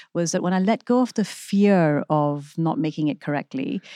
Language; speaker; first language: English; non-native, local second language; Urdu